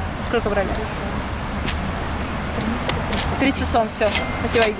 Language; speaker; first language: Russian; native; Russian